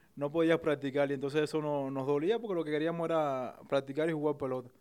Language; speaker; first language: Spanish; native; Spanish